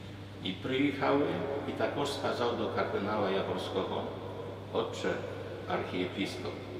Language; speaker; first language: Ukrainian; non-native, fluent; Polish